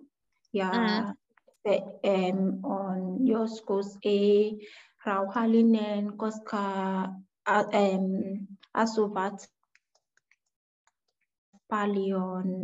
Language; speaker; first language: Finnish; non-native, learner; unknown